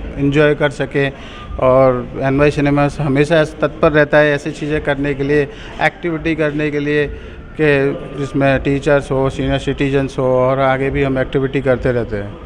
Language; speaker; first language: Hindi; non-native, local second language; Gujarati